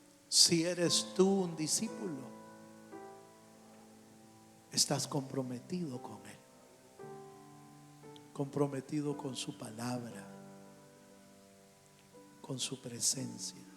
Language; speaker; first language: Spanish; native; Spanish